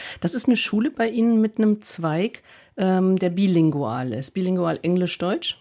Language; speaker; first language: German; native; German